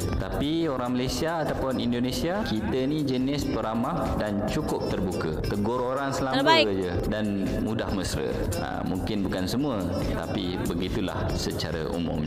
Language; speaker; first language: Malay; native; Malay